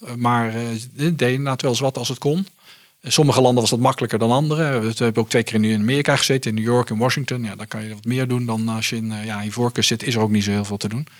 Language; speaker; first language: Dutch; early bilingual, heritage; Dutch